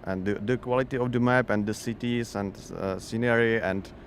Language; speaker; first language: English; non-native, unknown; Czech